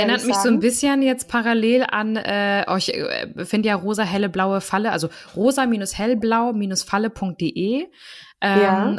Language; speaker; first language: German; native; German